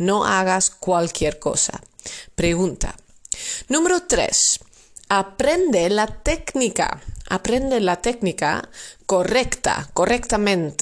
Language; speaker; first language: Spanish; non-native, fluent; Dutch